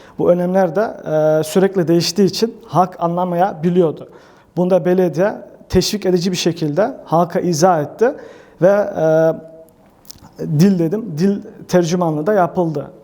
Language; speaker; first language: Turkish; early bilingual, heritage; Turkish